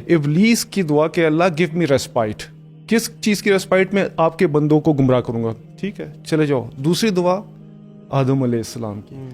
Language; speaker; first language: Urdu; native; Urdu